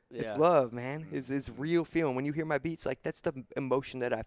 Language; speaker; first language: English; native; English